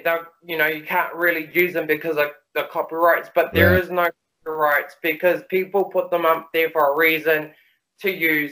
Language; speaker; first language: English; native; English